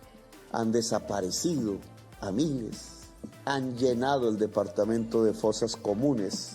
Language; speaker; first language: Spanish; native; Spanish